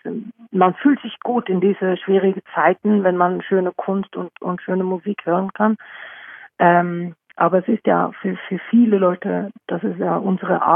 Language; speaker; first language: German; non-native, fluent; Norwegian